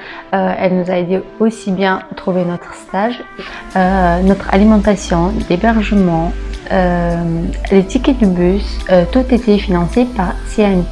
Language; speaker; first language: French; non-native, local second language; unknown